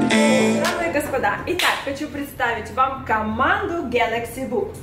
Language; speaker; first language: Russian; native; Russian